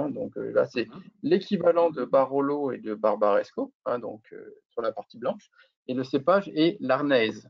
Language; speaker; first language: French; native; French